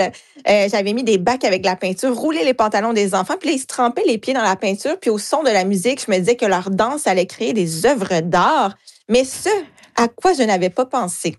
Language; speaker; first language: French; native; French